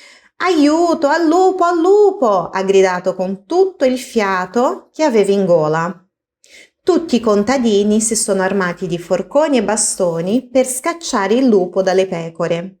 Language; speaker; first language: Italian; non-native, fluent; Portuguese